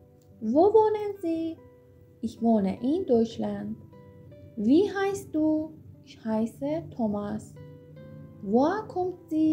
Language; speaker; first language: German; non-native, fluent; Persian